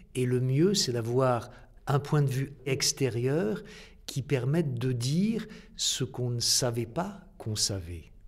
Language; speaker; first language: French; native; French